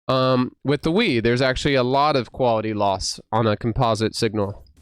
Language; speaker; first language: English; native; English